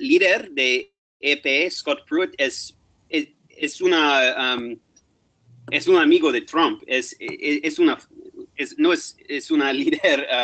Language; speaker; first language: Spanish; non-native, fluent; English